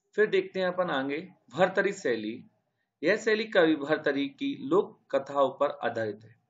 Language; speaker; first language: Hindi; native; Hindi